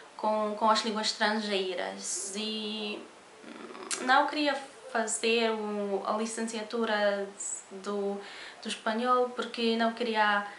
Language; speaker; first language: Portuguese; non-native, fluent; Polish